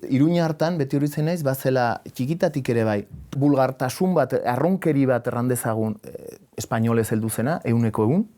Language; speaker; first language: Basque; non-native, local second language; Spanish